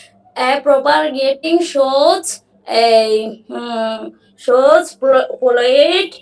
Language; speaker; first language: English; non-native, learner; Bangla